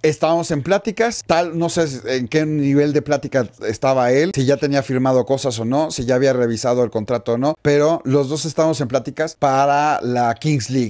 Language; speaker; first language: Spanish; native; Spanish